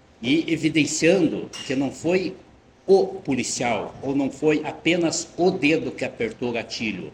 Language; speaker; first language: Portuguese; native; Portuguese